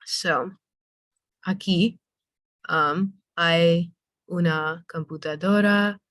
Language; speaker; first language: Spanish; non-native, learner; English